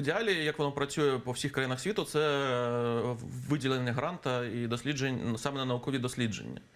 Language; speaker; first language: Ukrainian; native; Ukrainian